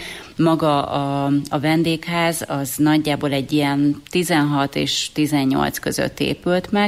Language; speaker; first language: Hungarian; native; Hungarian